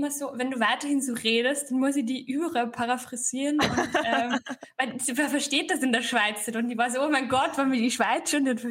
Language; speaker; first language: German; native; German